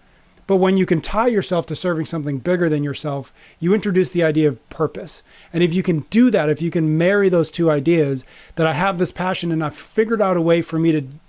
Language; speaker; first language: English; native; English